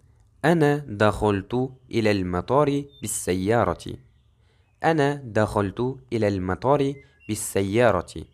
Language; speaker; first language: Arabic; non-native, fluent; Kazakh